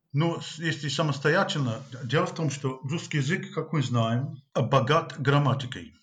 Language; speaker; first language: Russian; non-native, fluent; English